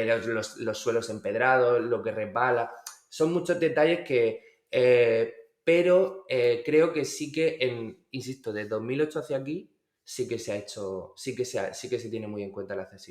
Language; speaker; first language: Spanish; native; Spanish